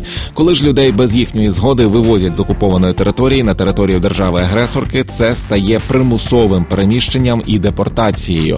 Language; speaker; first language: Ukrainian; native; Ukrainian